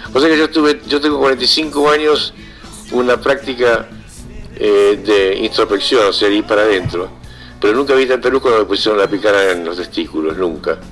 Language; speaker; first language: Spanish; native; Spanish